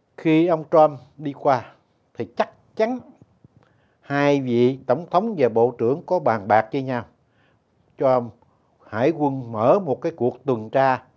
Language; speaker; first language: Vietnamese; native; Vietnamese